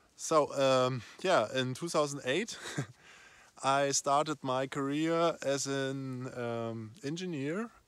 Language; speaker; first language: English; non-native, fluent; German